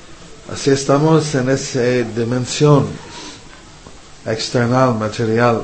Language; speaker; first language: Spanish; non-native, fluent; English